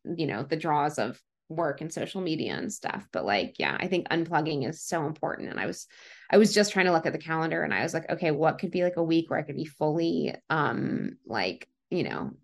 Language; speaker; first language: English; native; English